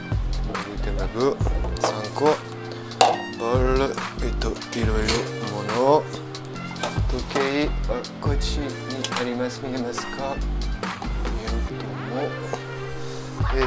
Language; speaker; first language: Japanese; non-native, learner; French